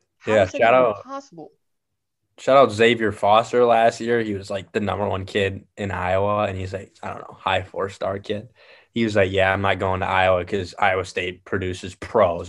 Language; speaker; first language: English; native; English